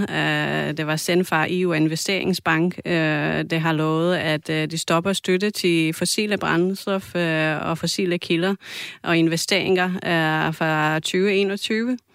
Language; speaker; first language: Danish; non-native, fluent; Croatian